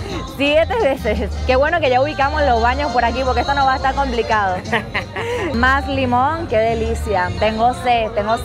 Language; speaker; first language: Spanish; native; Spanish